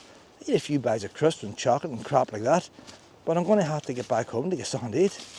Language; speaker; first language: English; native; English